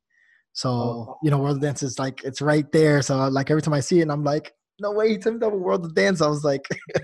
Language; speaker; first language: English; native; English